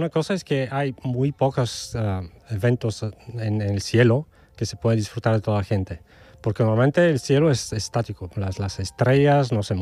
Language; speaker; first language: Spanish; non-native, fluent; Bulgarian